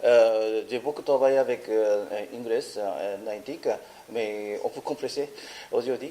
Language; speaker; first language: French; non-native, learner; Japanese